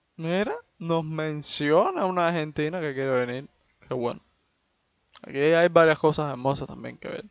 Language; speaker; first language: Spanish; native; Spanish